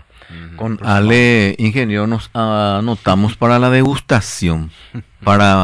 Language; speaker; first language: Spanish; native; Spanish